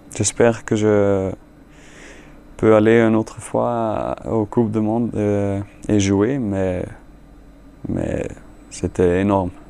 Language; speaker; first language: French; non-native, learner; Icelandic